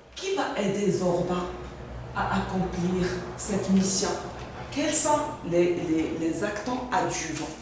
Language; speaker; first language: French; non-native, local second language; Arabic